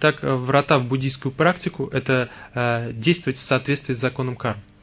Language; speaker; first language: Russian; native; Russian